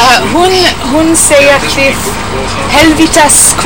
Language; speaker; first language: Icelandic; non-native, learner; Japanese